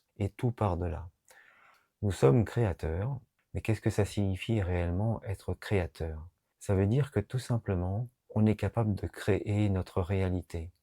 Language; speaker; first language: French; native; French